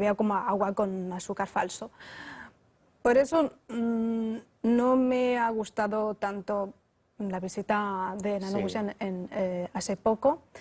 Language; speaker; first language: Spanish; non-native, fluent; Chinese